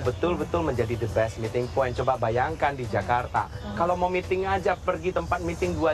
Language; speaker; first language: Indonesian; native; Indonesian